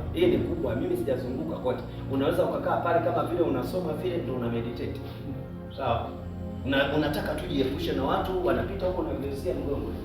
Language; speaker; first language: Swahili; native; Swahili